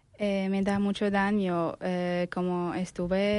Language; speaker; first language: Spanish; non-native, learner; Arabic